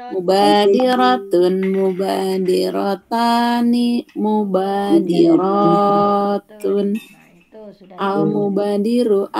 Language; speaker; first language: Arabic; non-native, learner; Indonesian